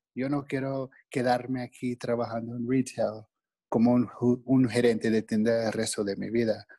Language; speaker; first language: Spanish; non-native, fluent; English